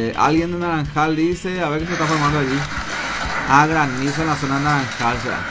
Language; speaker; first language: Spanish; non-native, local second language; Guarani